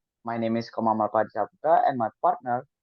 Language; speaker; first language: English; non-native, learner; Indonesian